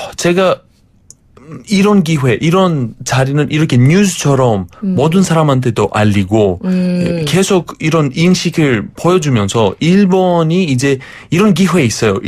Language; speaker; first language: Korean; non-native, fluent; Greek